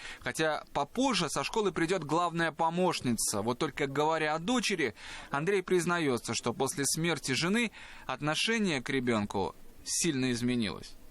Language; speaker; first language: Russian; native; Russian